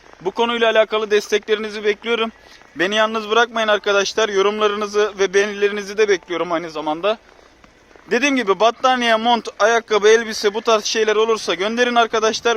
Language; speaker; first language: Turkish; native; Turkish